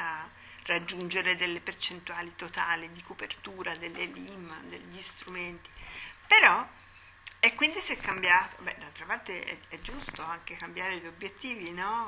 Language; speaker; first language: Italian; native; Italian